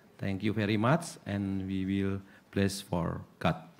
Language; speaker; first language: English; non-native, learner; Indonesian